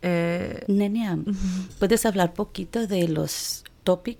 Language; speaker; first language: Spanish; early bilingual, heritage; Spanish